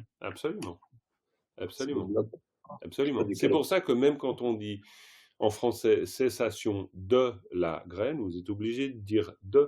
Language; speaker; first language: French; native; French